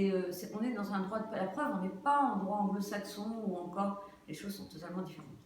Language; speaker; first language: French; native; French